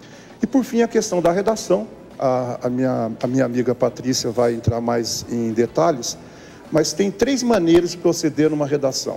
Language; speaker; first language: Portuguese; native; Portuguese